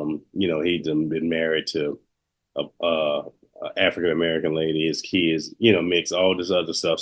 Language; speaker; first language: English; native; English